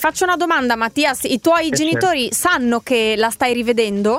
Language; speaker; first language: Italian; native; Italian